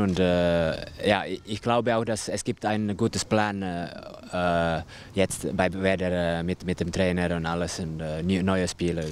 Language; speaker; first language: German; non-native, fluent; Finnish